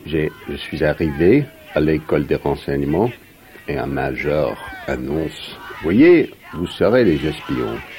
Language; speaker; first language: French; non-native, fluent; English